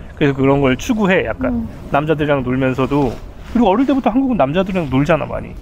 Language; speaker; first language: Korean; native; Korean